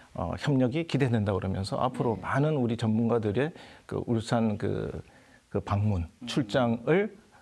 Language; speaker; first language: Korean; native; Korean